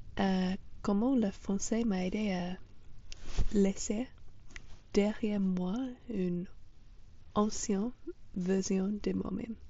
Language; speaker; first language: French; non-native, fluent; English